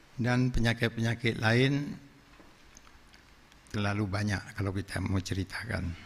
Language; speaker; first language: Indonesian; non-native, local second language; Achinese